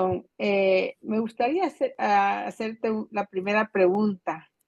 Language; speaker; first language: Spanish; native; Spanish